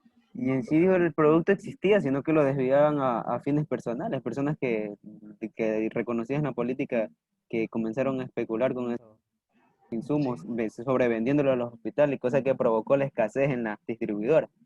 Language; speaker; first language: Spanish; native; Spanish